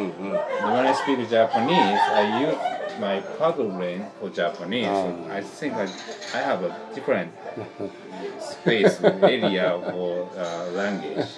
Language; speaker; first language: English; non-native, learner; Japanese